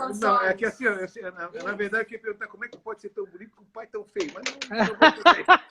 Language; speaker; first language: Portuguese; native; Portuguese